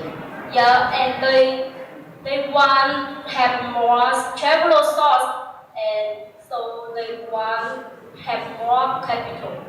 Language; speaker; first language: English; non-native, learner; Vietnamese